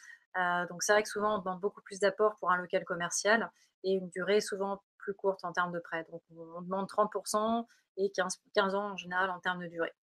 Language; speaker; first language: French; native; French